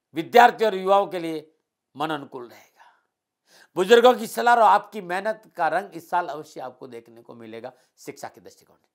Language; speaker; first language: Hindi; native; Hindi